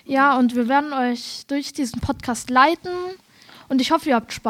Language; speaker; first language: German; native; German